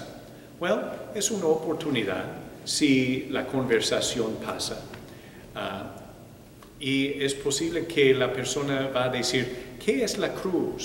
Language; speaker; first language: Spanish; non-native, fluent; English